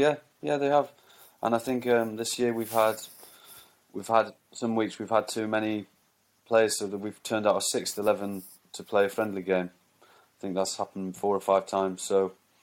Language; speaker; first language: English; native; English